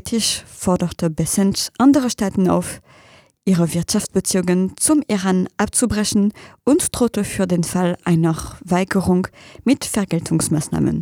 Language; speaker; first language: German; non-native, fluent; French